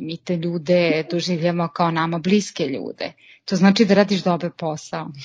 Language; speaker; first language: Serbian; native; Serbian